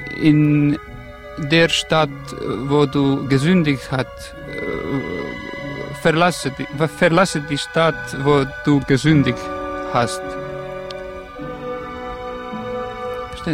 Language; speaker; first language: German; non-native, fluent; Estonian